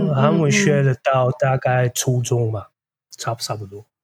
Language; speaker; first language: Chinese; non-native, fluent; Dutch